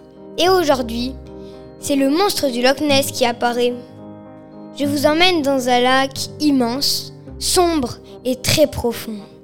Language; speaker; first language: French; native; French